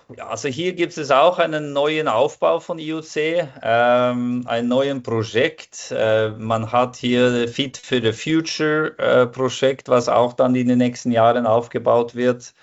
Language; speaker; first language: German; non-native, fluent; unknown